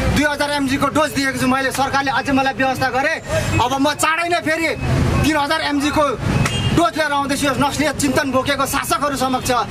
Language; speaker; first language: Nepali; native; Nepali